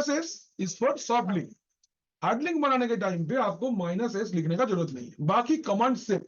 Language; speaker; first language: Hindi; non-native, local second language; Bangla